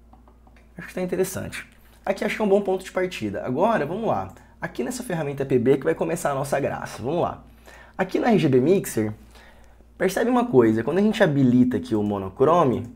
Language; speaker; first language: Portuguese; native; Portuguese